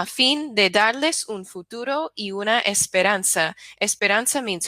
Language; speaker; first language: Spanish; non-native, fluent; English